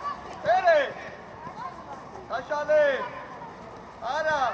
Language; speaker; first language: Georgian; native; Georgian